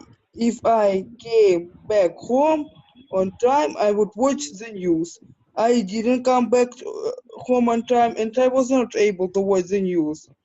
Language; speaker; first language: English; non-native, fluent; Ukrainian